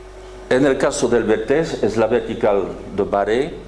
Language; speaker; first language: Spanish; non-native, fluent; French